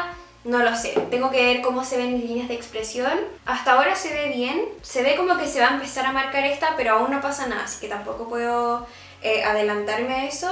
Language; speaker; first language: Spanish; native; Spanish